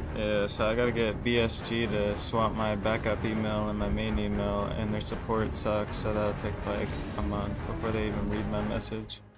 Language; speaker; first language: English; native; English